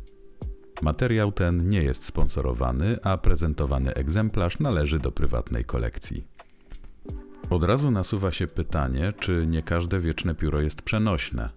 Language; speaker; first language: Polish; native; Polish